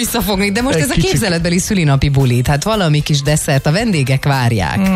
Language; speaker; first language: Hungarian; native; Hungarian